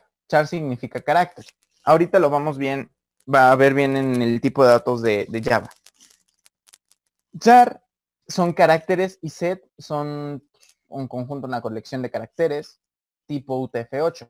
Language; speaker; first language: Spanish; native; Spanish